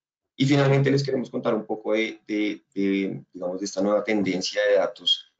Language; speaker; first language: Spanish; native; Spanish